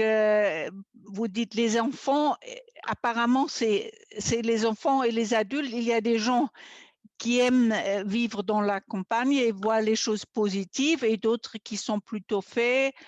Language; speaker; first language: French; non-native, fluent; German